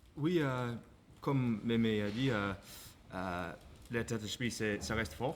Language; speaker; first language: French; non-native, learner; English